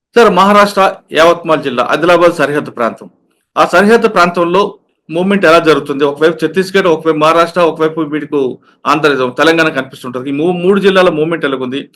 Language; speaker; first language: Telugu; native; Telugu